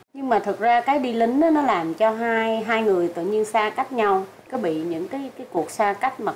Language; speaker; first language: Vietnamese; native; Vietnamese